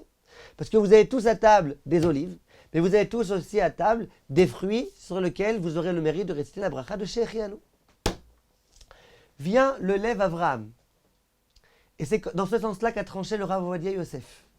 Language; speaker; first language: French; native; French